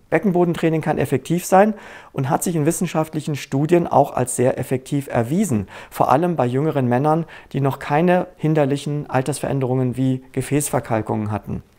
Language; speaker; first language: German; native; German